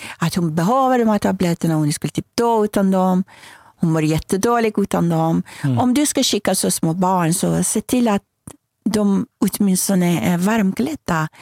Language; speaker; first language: Swedish; non-native, fluent; Persian